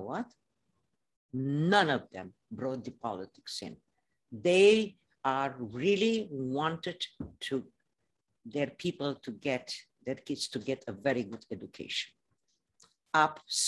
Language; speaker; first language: English; non-native, fluent; Romanian